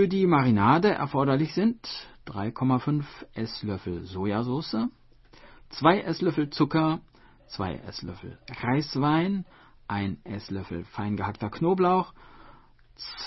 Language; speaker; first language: German; native; German